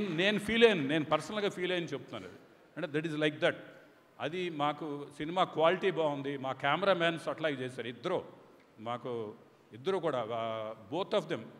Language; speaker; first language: Telugu; native; Telugu